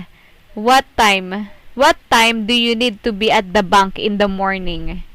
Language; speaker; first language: English; non-native, local second language; Filipino